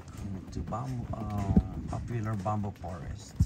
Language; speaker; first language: English; non-native, learner; Filipino